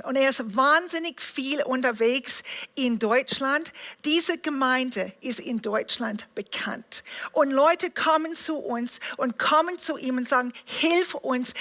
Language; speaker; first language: German; non-native, fluent; English